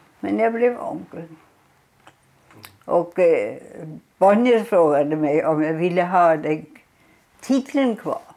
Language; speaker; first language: Swedish; non-native, fluent; German